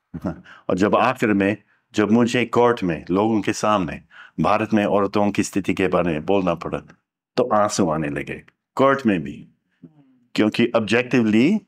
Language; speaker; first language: Hindi; non-native, fluent; English